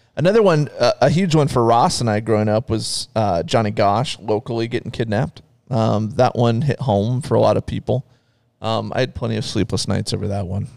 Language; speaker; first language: English; native; English